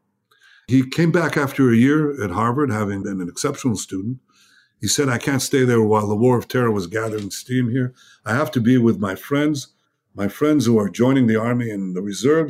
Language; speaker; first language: English; non-native, fluent; Hebrew